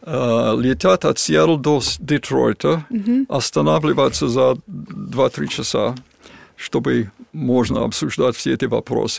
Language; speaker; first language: Russian; non-native, fluent; English